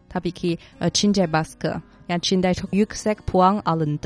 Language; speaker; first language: Turkish; non-native, fluent; Chinese